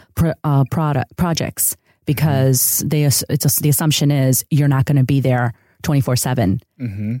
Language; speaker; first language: English; early bilingual, other home language; Spanish